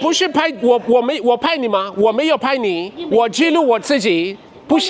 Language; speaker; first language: Chinese; non-native, fluent; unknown